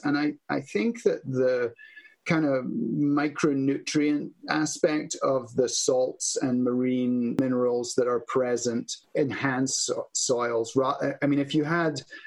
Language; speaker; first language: English; native; English